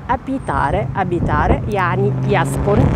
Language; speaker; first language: Italian; non-native, learner; Arabic